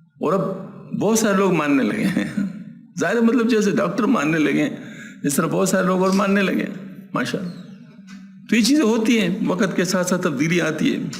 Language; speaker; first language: Urdu; non-native, local second language; Pashto